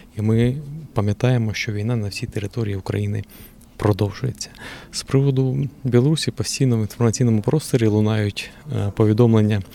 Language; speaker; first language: Ukrainian; native; Ukrainian